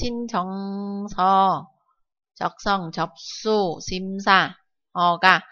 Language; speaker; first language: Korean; non-native, fluent; Vietnamese